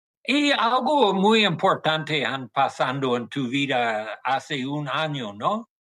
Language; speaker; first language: Spanish; non-native, learner; English